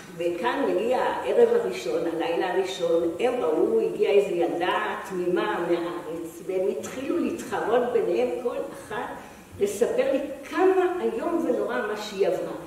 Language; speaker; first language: Hebrew; native; Hebrew